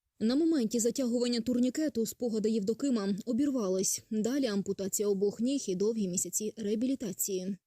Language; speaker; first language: Ukrainian; native; Ukrainian